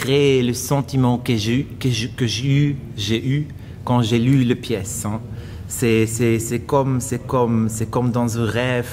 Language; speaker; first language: French; non-native, fluent; German